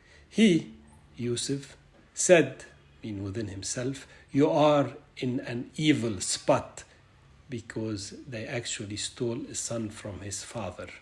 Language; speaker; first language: English; non-native, fluent; Arabic